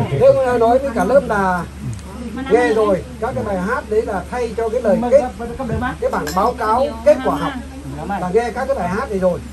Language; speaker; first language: Vietnamese; non-native, local second language; Tày